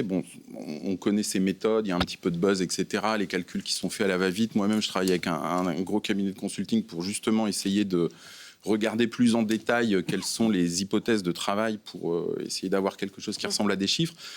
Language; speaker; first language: French; native; French